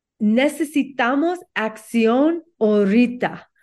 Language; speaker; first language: Spanish; non-native, learner; English